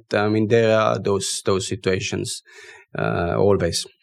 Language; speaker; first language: English; non-native, fluent; Estonian